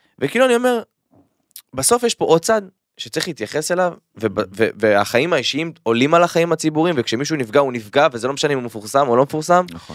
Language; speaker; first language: Hebrew; native; Hebrew